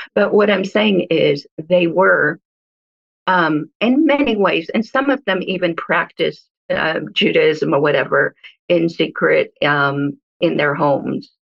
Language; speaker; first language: English; early bilingual, other home language; Hebrew